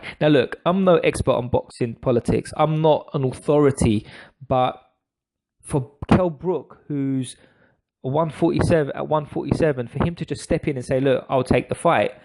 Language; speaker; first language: English; native; English